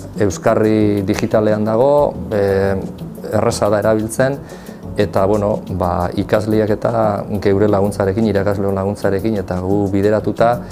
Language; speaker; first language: Basque; native; Basque